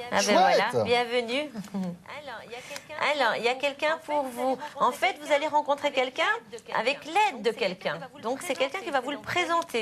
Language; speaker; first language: French; native; French